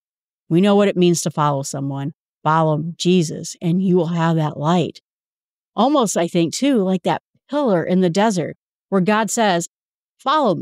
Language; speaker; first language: English; native; English